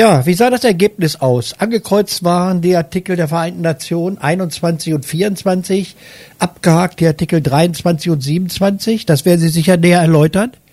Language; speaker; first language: German; native; German